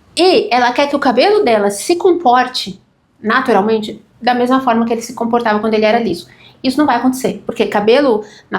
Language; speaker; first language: Portuguese; native; Portuguese